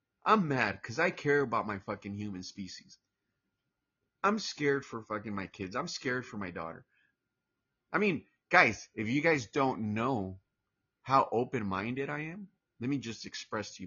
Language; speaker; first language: English; early bilingual, other home language; Spanish